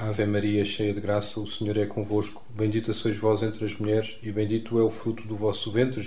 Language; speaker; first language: Portuguese; native; Portuguese